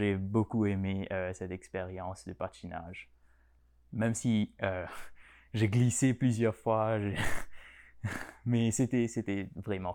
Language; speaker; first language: French; non-native, local second language; Morisyen